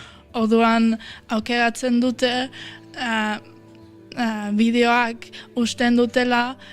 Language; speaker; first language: Basque; non-native, fluent; German